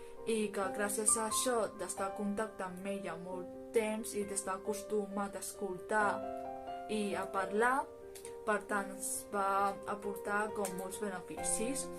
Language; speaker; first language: Catalan; early bilingual, other home language; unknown